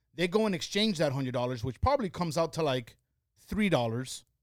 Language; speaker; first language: English; early bilingual, other home language; Spanish